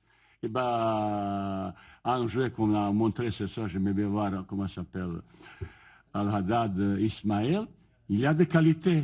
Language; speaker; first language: French; non-native, learner; Bosnian